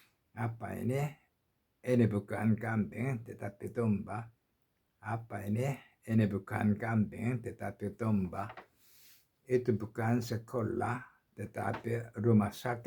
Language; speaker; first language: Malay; non-native, learner; Korean